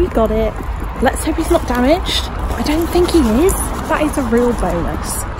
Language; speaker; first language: English; native; English